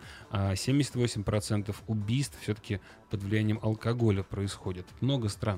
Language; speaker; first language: Russian; native; Russian